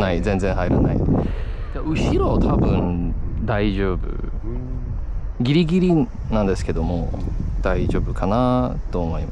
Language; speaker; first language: Japanese; non-native, learner; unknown